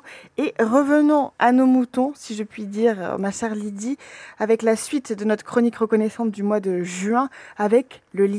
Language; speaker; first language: French; native; French